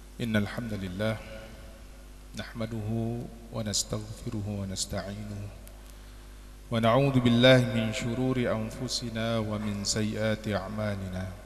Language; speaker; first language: Malay; native; Malay